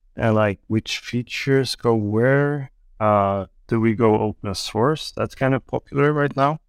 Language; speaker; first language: English; non-native, fluent; Swedish